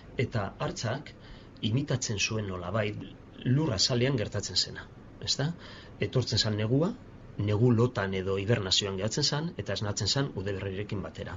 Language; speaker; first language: Basque; non-native, local second language; Spanish